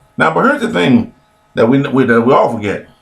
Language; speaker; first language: English; native; English